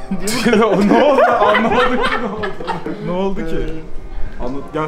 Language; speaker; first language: Turkish; native; Turkish